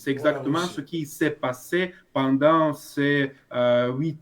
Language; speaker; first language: French; non-native, fluent; Russian